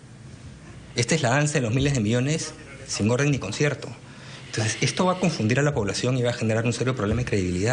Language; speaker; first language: Spanish; native; Spanish